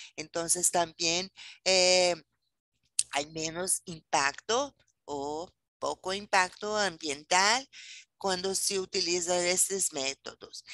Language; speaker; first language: Spanish; non-native, fluent; Portuguese